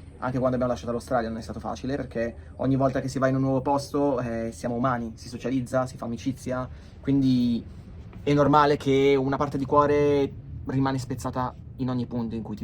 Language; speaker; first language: Italian; native; Italian